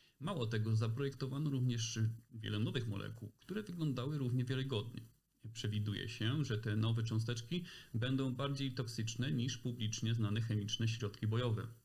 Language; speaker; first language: Polish; native; Polish